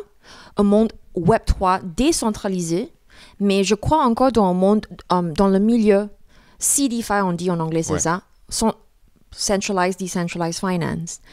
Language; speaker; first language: French; non-native, fluent; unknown